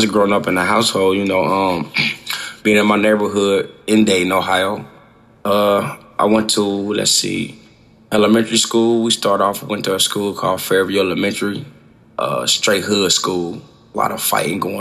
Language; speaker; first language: English; native; English